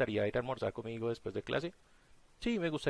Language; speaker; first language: Spanish; native; Spanish